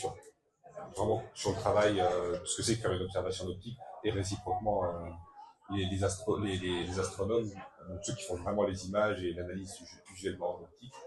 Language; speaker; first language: French; native; French